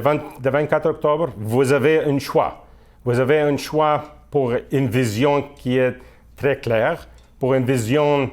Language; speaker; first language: French; non-native, fluent; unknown